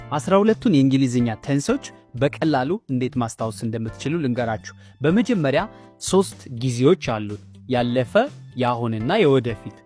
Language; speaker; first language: Amharic; native; Amharic